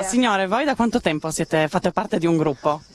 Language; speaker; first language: Italian; native; Italian